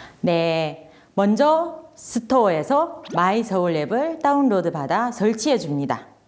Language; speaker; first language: Korean; non-native, fluent; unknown